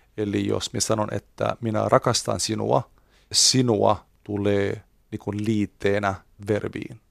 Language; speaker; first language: Finnish; non-native, fluent; Arabic